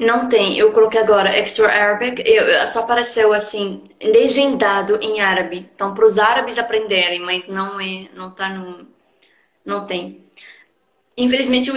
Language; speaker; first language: Portuguese; non-native, fluent; Arabic